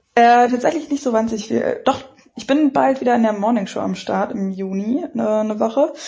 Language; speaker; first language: German; native; German